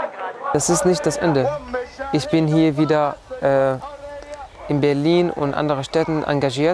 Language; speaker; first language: German; non-native, fluent; Arabic